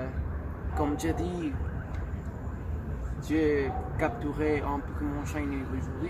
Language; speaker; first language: French; non-native, learner; Spanish